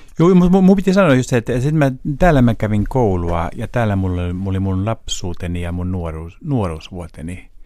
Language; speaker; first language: Finnish; non-native, local second language; Swedish